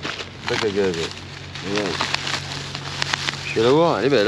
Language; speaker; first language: French; native; French